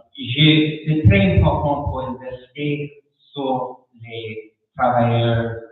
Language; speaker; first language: French; non-native, learner; English